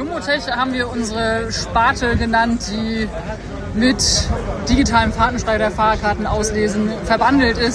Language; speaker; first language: German; native; German